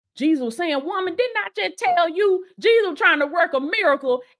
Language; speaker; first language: English; native; English